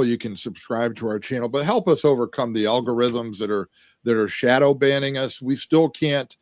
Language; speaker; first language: English; native; English